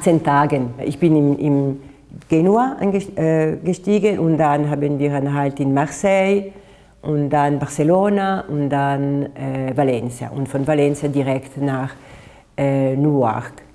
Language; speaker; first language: German; non-native, fluent; Italian